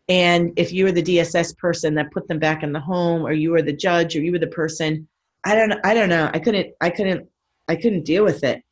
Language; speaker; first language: English; native; English